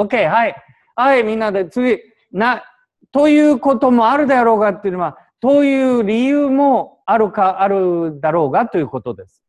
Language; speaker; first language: Japanese; native; Japanese